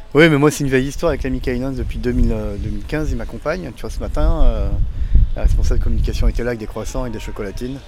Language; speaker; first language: French; native; French